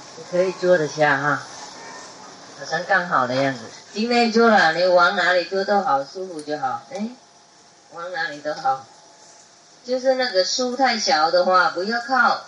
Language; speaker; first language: Chinese; non-native, fluent; Vietnamese